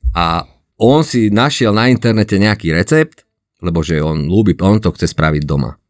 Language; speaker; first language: Slovak; non-native, local second language; Hungarian